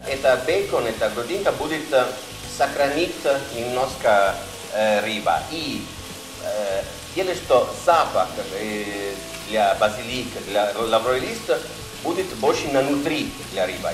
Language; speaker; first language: Russian; non-native, learner; Italian